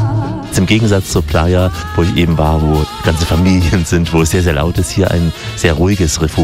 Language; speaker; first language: German; native; German